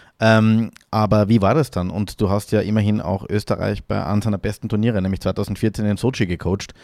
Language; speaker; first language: German; native; German